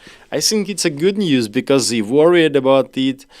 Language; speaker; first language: English; non-native, learner; Ukrainian